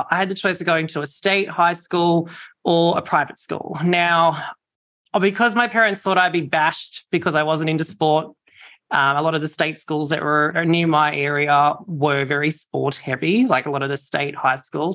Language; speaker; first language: English; native; English